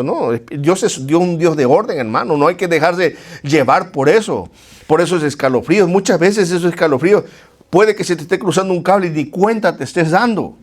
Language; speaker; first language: Spanish; native; Spanish